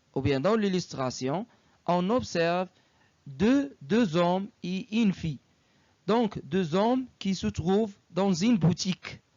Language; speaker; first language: French; non-native, local second language; Arabic